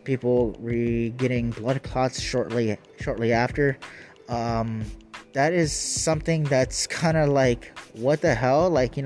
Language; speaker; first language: English; native; English